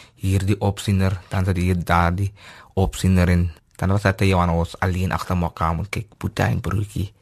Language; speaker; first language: Afrikaans; native; Afrikaans